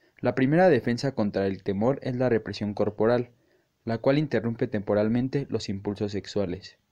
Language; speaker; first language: Spanish; native; Spanish